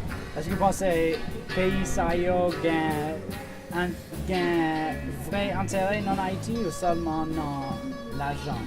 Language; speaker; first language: French; non-native, learner; English